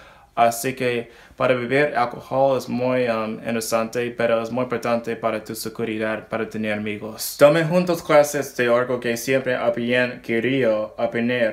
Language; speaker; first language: Spanish; non-native, learner; English